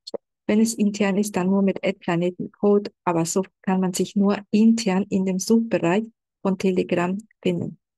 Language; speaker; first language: German; non-native, fluent; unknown